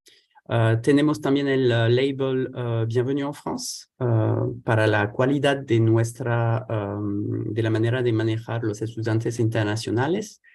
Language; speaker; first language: Spanish; non-native, fluent; French